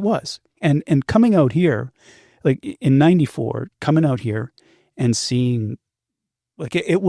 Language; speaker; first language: English; native; English